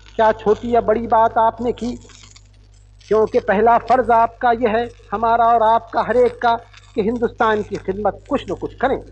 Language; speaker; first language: Hindi; native; Hindi